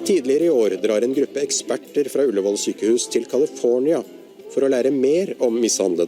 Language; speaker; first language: Norwegian; native; Norwegian